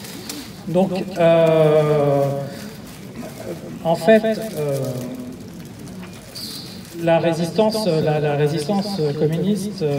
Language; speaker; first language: French; native; French